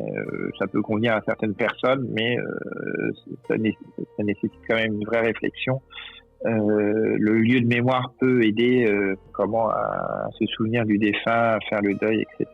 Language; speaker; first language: French; native; French